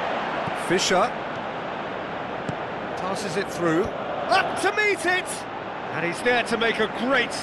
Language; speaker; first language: English; native; English